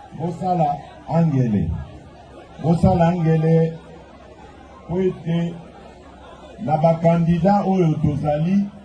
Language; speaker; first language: Lingala; native; Lingala